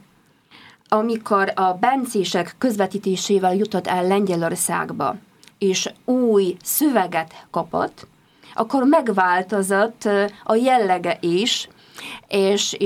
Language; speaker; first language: Hungarian; non-native, fluent; Polish